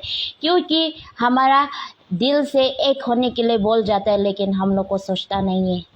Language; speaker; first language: Hindi; non-native, local second language; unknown